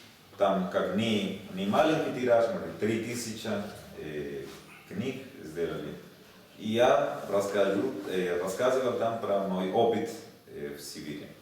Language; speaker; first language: Russian; non-native, learner; Spanish